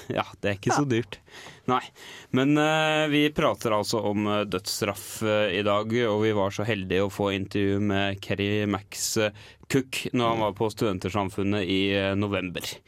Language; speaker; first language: Norwegian; native; Norwegian